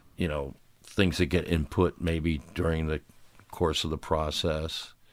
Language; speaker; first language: English; native; English